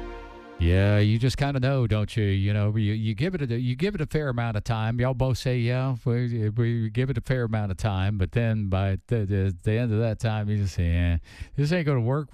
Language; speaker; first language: English; native; English